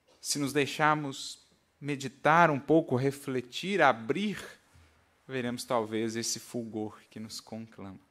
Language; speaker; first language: Portuguese; native; Portuguese